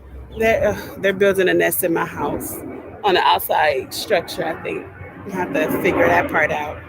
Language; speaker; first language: English; native; English